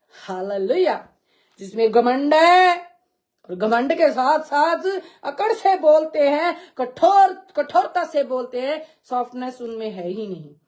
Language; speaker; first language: Hindi; non-native, local second language; Punjabi